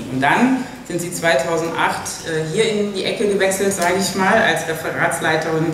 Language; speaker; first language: German; native; German